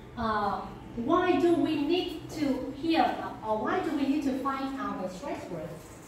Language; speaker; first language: English; non-native, fluent; Vietnamese